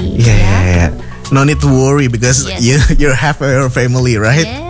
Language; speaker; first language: English; non-native, fluent; Indonesian